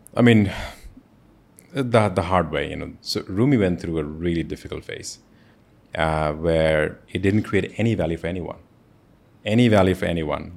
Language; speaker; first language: English; non-native, local second language; Hindi